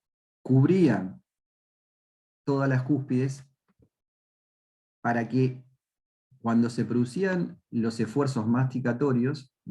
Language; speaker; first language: Spanish; native; Spanish